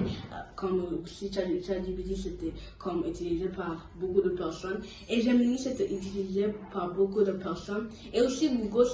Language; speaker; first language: French; early bilingual, heritage; French